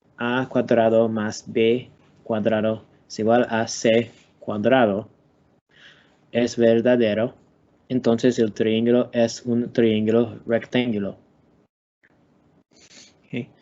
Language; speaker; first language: Spanish; non-native, learner; English